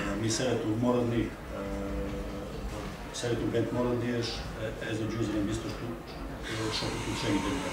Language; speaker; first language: Hungarian; non-native, learner; Serbian